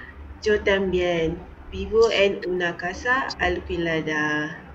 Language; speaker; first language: Spanish; non-native, learner; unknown